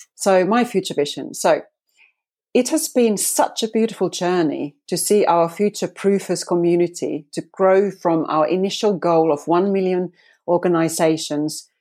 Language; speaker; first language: English; non-native, fluent; Finnish